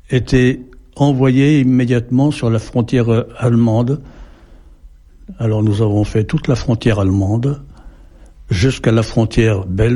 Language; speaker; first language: French; native; French